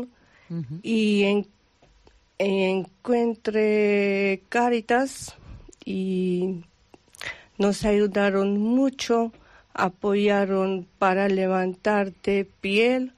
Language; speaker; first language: Spanish; non-native, learner; Georgian